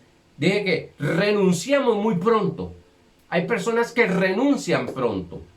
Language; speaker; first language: Spanish; native; Spanish